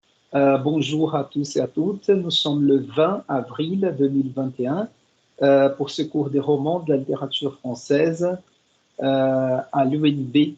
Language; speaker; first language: French; non-native, fluent; Portuguese